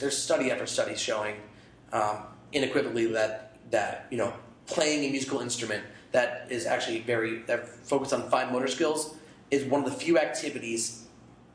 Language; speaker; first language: English; native; English